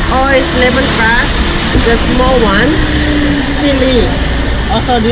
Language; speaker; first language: English; non-native, learner; Thai